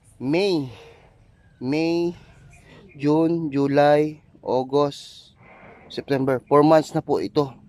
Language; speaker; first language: Filipino; non-native, local second language; Hiligaynon